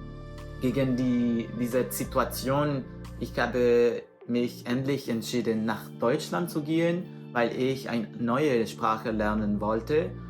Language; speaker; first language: German; non-native, fluent; Spanish